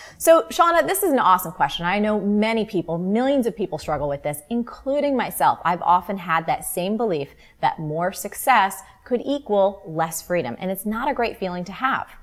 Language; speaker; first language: English; native; English